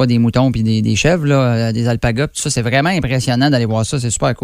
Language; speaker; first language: French; native; French